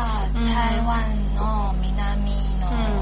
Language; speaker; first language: Japanese; non-native, learner; Chinese